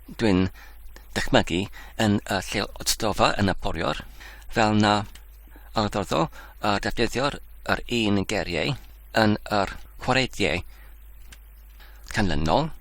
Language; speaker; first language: Welsh; non-native, learner; Dutch